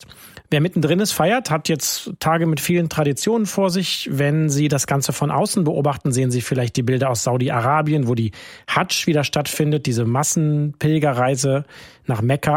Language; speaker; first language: German; native; German